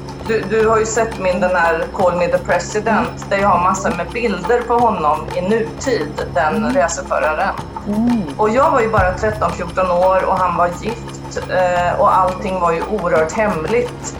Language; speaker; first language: Swedish; native; Swedish